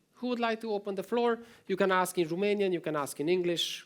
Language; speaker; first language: English; non-native, fluent; Romanian